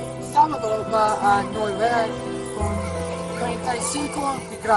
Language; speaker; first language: Spanish; non-native, learner; English